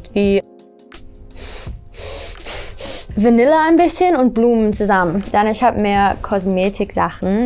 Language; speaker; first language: German; early bilingual, heritage; English